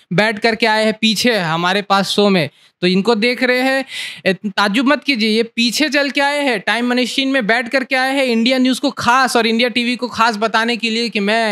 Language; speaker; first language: Hindi; native; Hindi